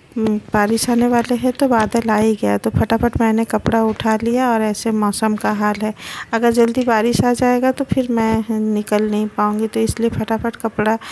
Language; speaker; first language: Hindi; non-native, local second language; Bangla